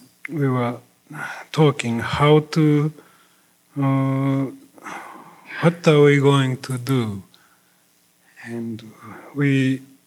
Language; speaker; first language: English; non-native, fluent; Japanese